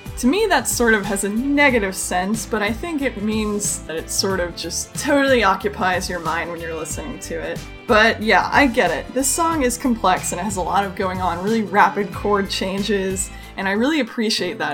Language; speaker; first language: English; native; English